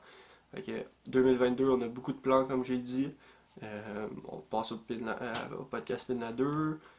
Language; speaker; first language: French; native; French